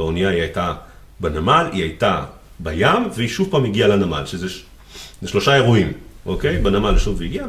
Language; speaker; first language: Hebrew; native; Hebrew